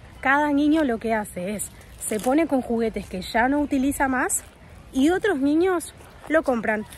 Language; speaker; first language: Spanish; native; Spanish